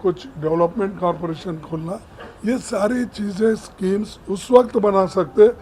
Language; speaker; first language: Hindi; non-native, local second language; Kannada